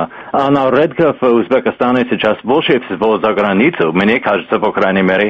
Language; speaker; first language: Russian; non-native, fluent; English